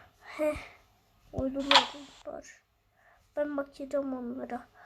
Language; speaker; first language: Turkish; early bilingual, heritage; Turkish